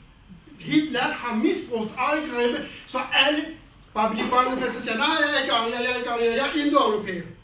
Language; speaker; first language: Danish; non-native, fluent; Kurdish